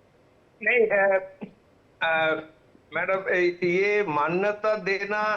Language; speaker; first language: Hindi; non-native, local second language; Bangla